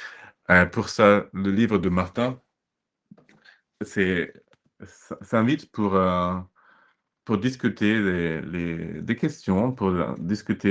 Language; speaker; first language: French; non-native, fluent; German